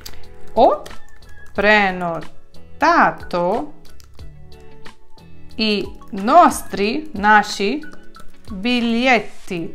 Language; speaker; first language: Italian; non-native, fluent; Ukrainian